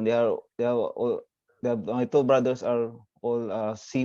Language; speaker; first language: English; non-native, learner; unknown